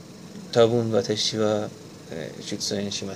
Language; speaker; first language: Japanese; non-native, learner; Persian